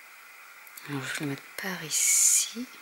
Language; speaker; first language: French; native; French